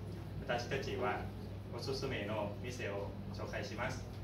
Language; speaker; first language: Japanese; non-native, learner; Thai